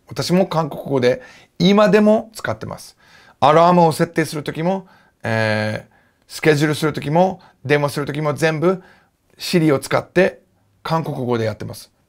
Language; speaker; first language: Japanese; non-native, fluent; English